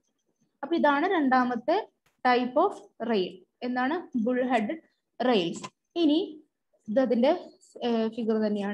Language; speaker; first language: Malayalam; native; Malayalam